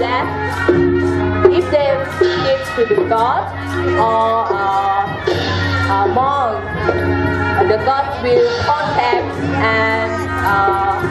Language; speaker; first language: English; non-native, learner; Thai